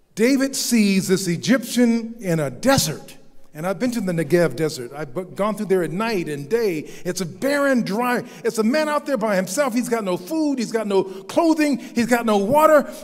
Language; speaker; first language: English; native; English